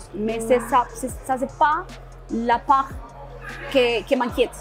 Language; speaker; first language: French; non-native, learner; Spanish